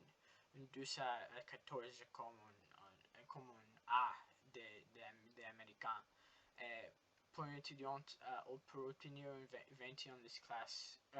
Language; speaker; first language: French; non-native, learner; English